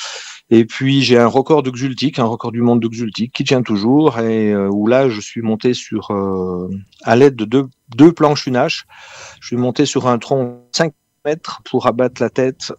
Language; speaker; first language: French; native; French